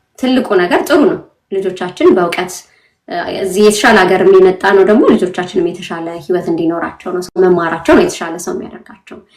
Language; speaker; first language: Amharic; native; Amharic